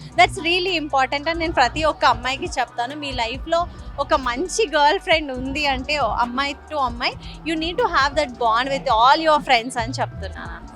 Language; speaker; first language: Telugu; native; Telugu